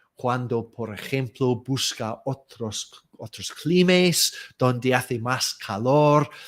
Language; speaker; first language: Spanish; non-native, fluent; English